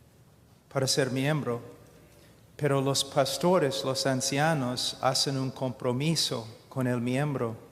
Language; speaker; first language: Spanish; non-native, fluent; English